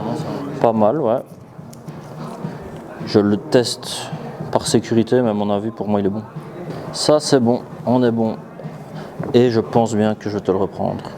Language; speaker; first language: French; native; French